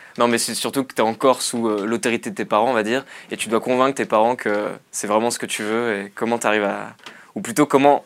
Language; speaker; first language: French; native; French